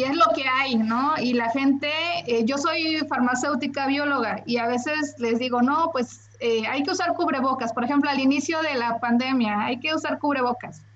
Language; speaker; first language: Spanish; native; Spanish